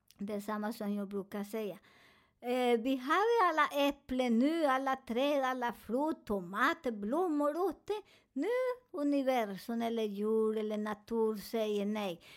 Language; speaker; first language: Swedish; non-native, learner; Spanish